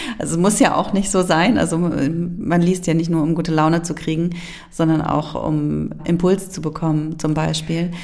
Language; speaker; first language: German; native; German